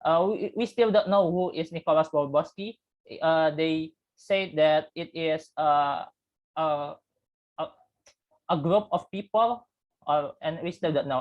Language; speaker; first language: English; non-native, learner; Indonesian